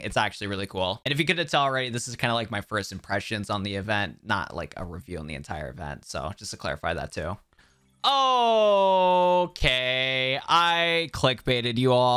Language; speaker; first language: English; native; English